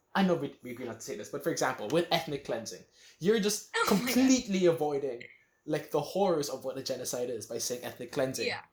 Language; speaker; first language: English; native; English